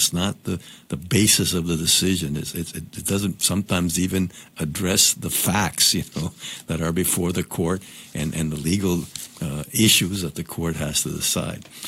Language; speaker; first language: English; non-native, local second language; Spanish